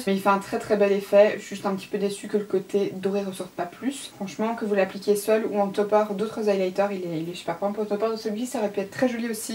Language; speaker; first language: French; native; French